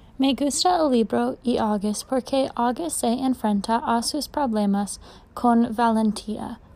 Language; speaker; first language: Spanish; non-native, learner; English